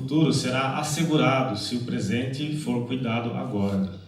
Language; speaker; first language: Portuguese; native; Portuguese